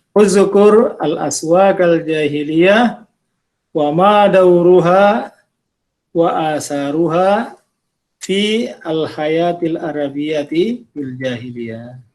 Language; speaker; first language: Arabic; non-native, fluent; Indonesian